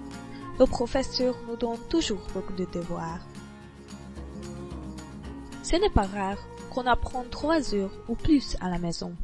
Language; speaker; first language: French; non-native, learner; Hungarian